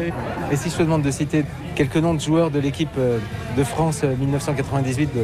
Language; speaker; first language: French; native; French